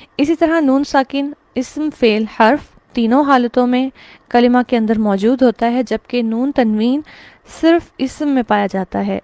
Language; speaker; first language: Urdu; native; Urdu